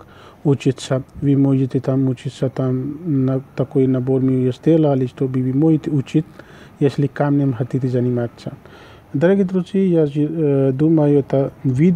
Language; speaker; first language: Russian; non-native, learner; Urdu